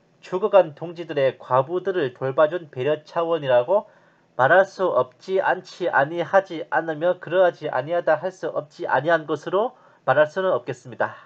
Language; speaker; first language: Korean; native; Korean